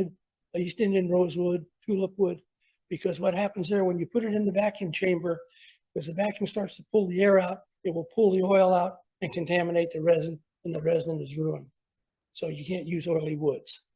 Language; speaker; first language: English; native; English